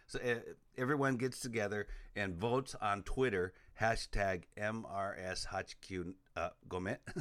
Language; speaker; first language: English; native; English